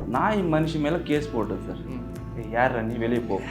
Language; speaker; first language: Tamil; non-native, learner; Telugu